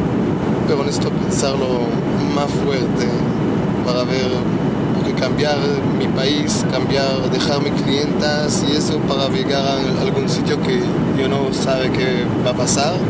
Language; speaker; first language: Spanish; early bilingual, heritage; Hebrew